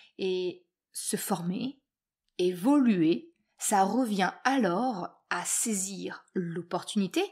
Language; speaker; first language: French; native; French